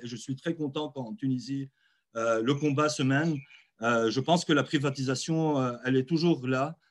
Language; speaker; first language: French; non-native, local second language; Arabic